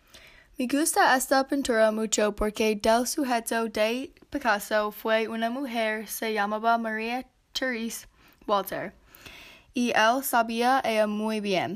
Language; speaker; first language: Spanish; non-native, learner; English